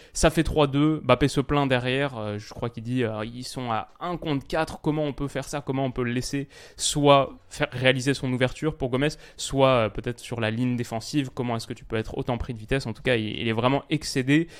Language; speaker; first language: French; native; French